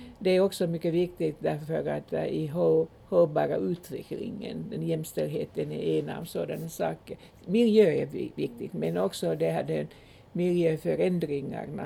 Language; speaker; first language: Swedish; non-native, local second language; Finnish